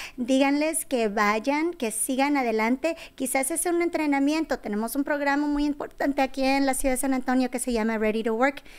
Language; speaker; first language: Spanish; early bilingual, heritage; Spanish